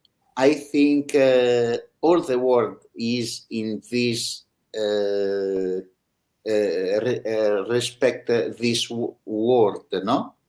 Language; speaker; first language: English; non-native, learner; Italian